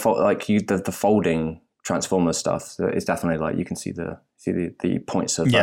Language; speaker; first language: English; native; English